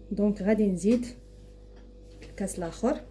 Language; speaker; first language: Arabic; native; Arabic